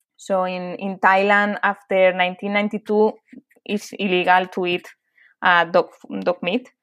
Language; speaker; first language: English; non-native, fluent; Spanish